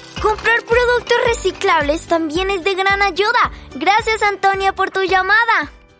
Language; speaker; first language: Spanish; native; Spanish